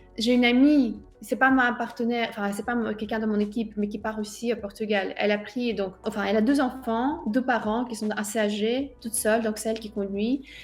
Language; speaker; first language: French; non-native, fluent; Russian